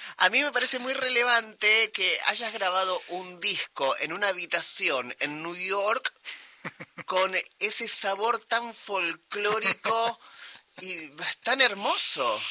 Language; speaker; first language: Spanish; native; Spanish